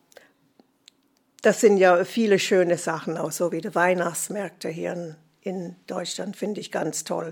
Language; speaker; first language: German; non-native, fluent; English